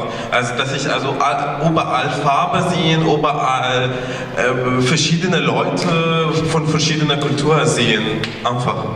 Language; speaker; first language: German; non-native, learner; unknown